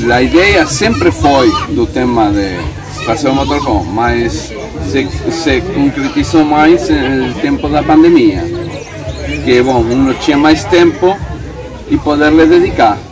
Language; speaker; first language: Portuguese; non-native, learner; Spanish